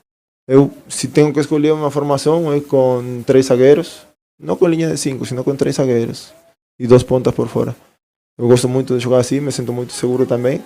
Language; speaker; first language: Portuguese; non-native, fluent; Spanish